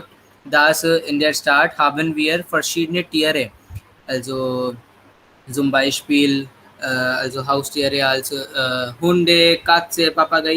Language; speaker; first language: German; non-native, learner; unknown